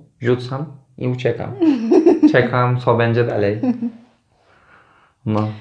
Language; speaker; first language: Polish; non-native, learner; Turkish